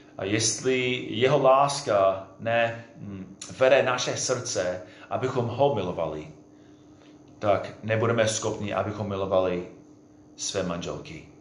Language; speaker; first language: Czech; non-native, fluent; English